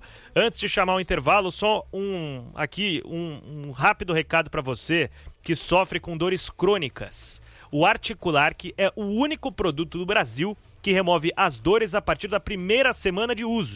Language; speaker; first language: Portuguese; native; Portuguese